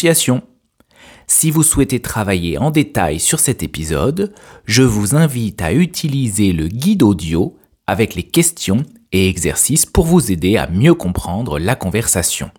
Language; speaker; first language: French; native; French